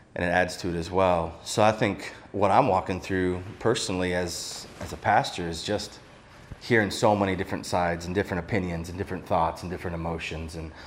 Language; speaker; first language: English; native; English